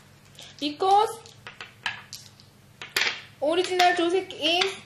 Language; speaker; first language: English; non-native, learner; Korean